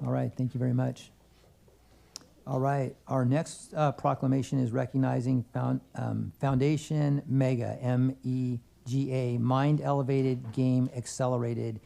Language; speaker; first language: English; native; English